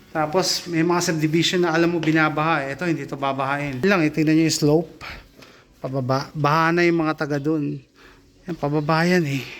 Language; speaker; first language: Filipino; native; Filipino